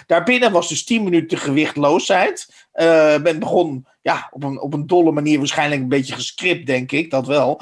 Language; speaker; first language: Dutch; native; Dutch